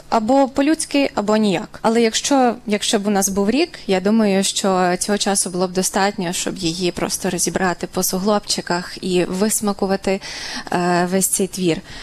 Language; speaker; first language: Ukrainian; native; Ukrainian